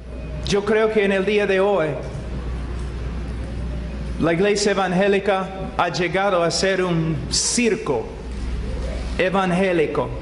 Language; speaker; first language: Spanish; non-native, fluent; English